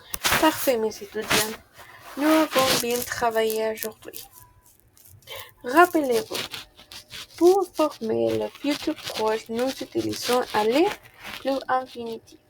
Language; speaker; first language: French; non-native, fluent; Spanish